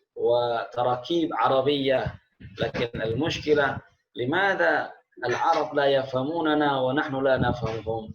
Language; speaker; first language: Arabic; non-native, fluent; Indonesian